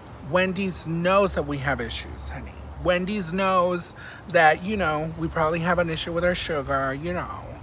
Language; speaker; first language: English; early bilingual, other home language; Spanish